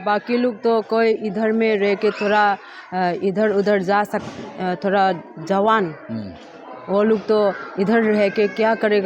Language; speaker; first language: Hindi; non-native, local second language; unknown